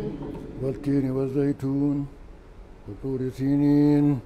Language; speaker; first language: Arabic; non-native, fluent; Hausa